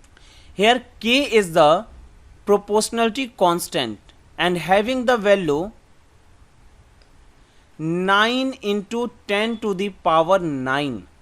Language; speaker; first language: English; non-native, local second language; Hindi